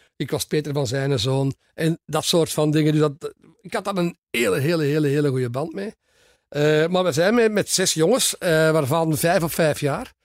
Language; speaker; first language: Dutch; native; Dutch